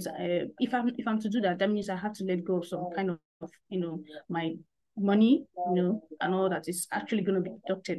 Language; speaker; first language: English; non-native, local second language; Igbo